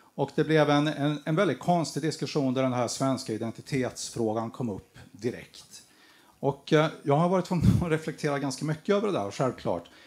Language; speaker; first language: Swedish; native; Swedish